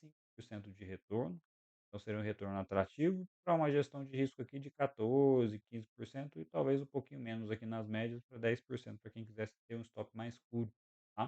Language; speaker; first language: Portuguese; native; Portuguese